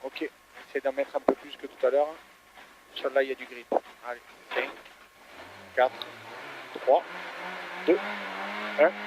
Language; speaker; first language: French; native; French